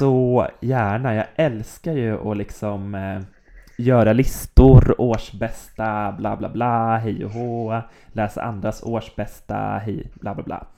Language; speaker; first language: Swedish; native; Swedish